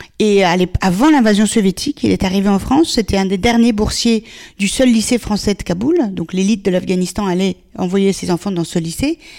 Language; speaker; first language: French; early bilingual, other home language; Persian